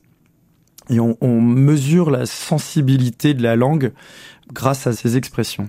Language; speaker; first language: French; native; French